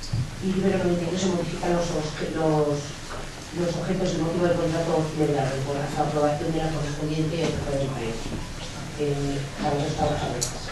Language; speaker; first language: Spanish; native; Spanish